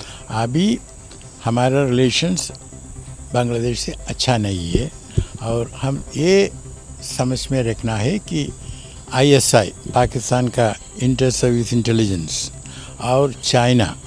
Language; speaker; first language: Hindi; non-native, local second language; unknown